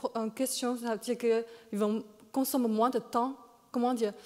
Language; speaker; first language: French; non-native, fluent; Chinese